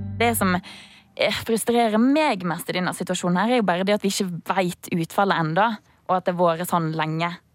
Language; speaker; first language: Norwegian; early bilingual, heritage; Norwegian